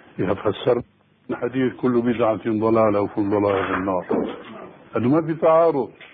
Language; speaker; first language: Arabic; early bilingual, other home language; Albanian